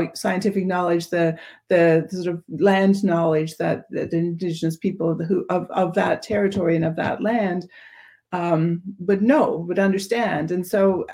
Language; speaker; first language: English; native; English